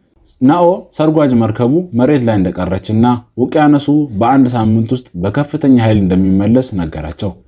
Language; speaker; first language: Amharic; native; Amharic